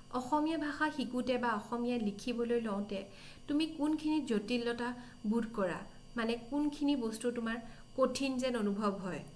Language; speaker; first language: Assamese; native; Assamese